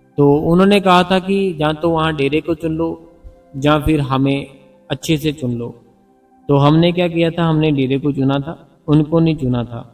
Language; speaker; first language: Hindi; non-native, local second language; Punjabi